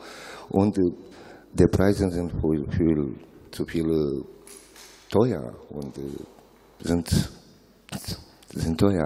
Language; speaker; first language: German; non-native, learner; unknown